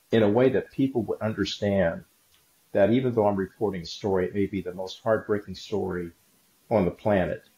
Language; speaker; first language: English; native; English